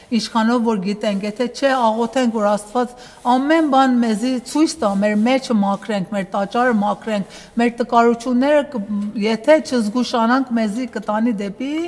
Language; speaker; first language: Armenian; early bilingual, heritage; Armenian